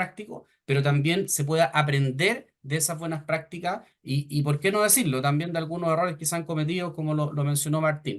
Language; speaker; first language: Spanish; native; Spanish